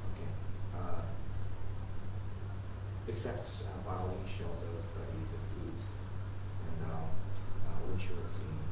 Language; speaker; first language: English; non-native, fluent; Chinese